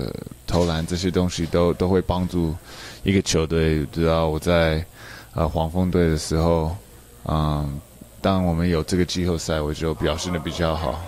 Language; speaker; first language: Chinese; early bilingual, heritage; English